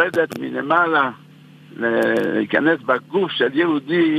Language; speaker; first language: Hebrew; non-native, fluent; French